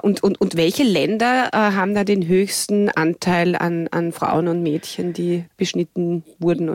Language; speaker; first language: German; native; German